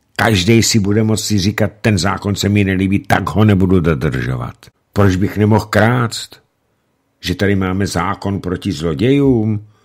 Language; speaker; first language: Czech; native; Czech